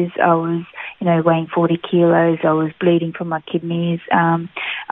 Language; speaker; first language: English; native; English